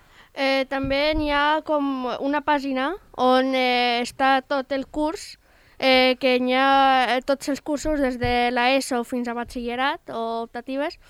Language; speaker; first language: Catalan; non-native, local second language; Spanish